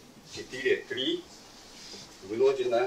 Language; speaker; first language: Russian; non-native, learner; Japanese